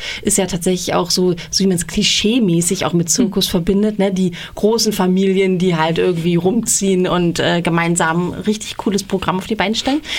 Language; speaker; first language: German; native; German